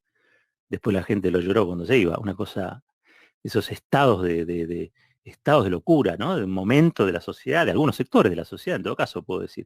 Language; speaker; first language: Spanish; native; Spanish